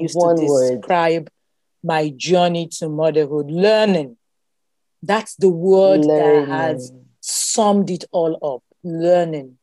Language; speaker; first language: English; non-native, local second language; Igbo